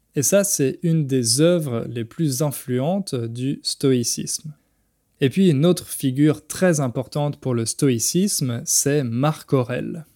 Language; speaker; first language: French; native; French